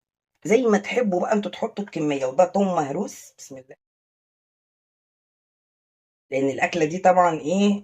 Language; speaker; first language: Arabic; native; Arabic